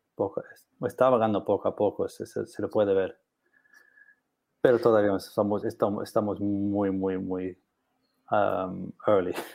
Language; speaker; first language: Spanish; non-native, learner; English